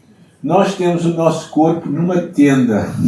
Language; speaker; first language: Portuguese; native; Portuguese